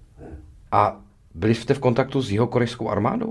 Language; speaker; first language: Czech; native; Czech